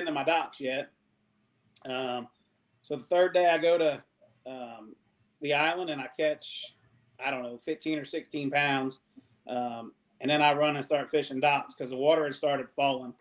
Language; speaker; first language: English; native; English